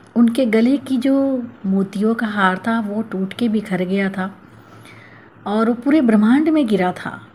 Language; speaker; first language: Hindi; native; Hindi